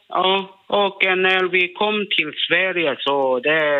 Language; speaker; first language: Swedish; non-native, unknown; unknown